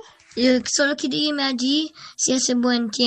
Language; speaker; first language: Spanish; early bilingual, heritage; Spanish